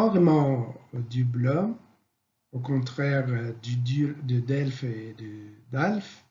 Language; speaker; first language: French; non-native, fluent; Arabic